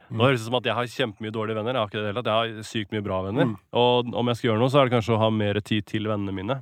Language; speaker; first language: Norwegian; native; Norwegian